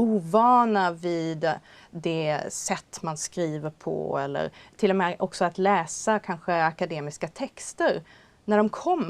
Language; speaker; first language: Swedish; native; Swedish